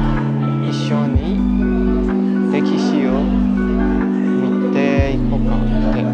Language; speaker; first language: Japanese; non-native, learner; Burmese